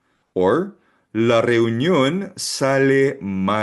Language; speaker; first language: Spanish; non-native, fluent; Filipino